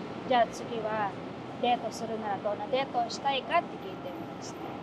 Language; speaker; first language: Japanese; non-native, fluent; Filipino